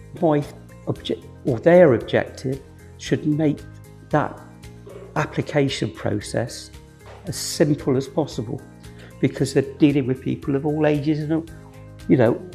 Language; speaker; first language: English; native; English